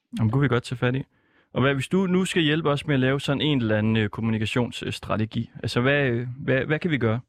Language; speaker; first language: Danish; native; Danish